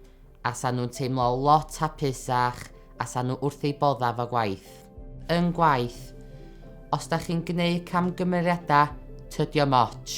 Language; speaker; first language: Welsh; native; Welsh